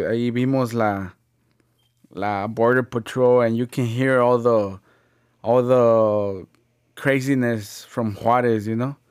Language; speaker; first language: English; early bilingual, other home language; Spanish